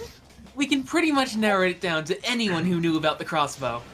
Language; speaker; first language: English; native; English